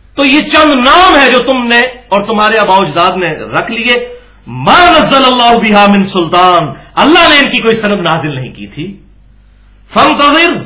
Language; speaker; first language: Urdu; non-native, local second language; Punjabi